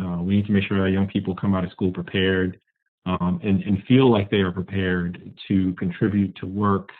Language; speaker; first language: English; native; English